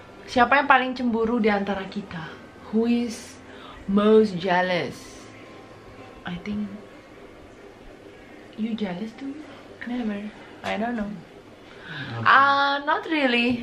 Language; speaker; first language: English; non-native, fluent; Indonesian